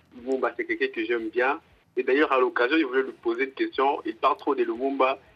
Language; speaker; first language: French; non-native, local second language; Lingala